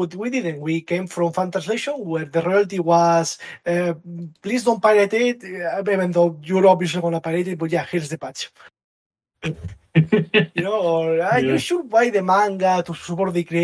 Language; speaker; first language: English; non-native, fluent; Catalan